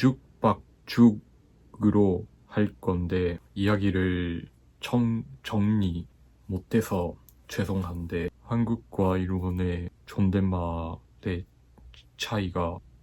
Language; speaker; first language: Korean; non-native, fluent; Japanese